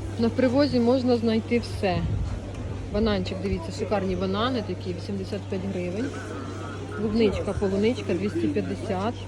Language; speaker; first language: Ukrainian; native; Ukrainian